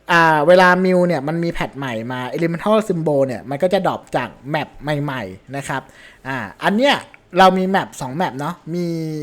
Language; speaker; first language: Thai; native; Thai